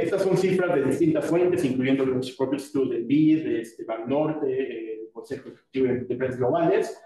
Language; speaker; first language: Spanish; native; Spanish